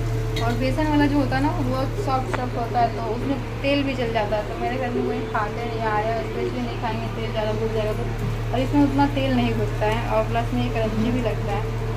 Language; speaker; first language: Hindi; native; Hindi